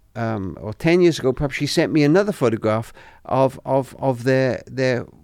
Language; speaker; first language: English; native; English